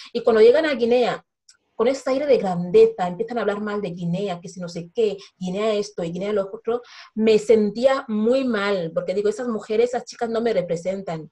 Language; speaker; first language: Spanish; non-native, local second language; Fang